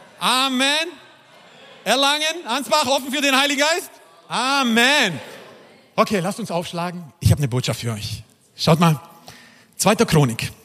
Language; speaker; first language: German; non-native, fluent; Croatian